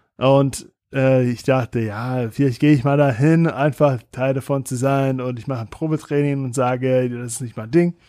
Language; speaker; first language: German; non-native, fluent; English